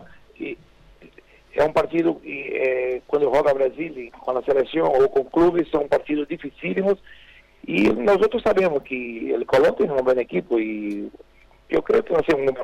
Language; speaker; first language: Spanish; non-native, fluent; Portuguese